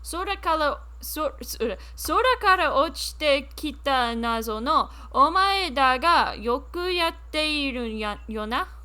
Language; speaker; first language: Japanese; non-native, learner; English